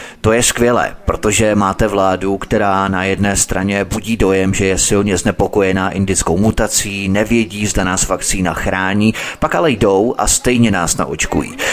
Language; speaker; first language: Czech; native; Czech